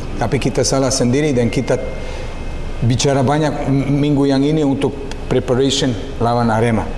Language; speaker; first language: Indonesian; non-native, learner; Serbian